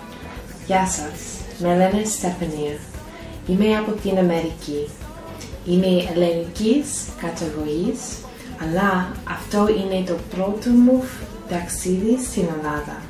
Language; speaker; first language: Greek; early bilingual, heritage; English